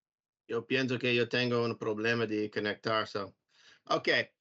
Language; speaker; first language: Spanish; non-native, learner; English